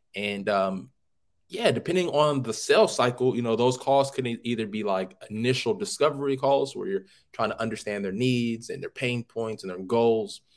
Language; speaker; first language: English; native; English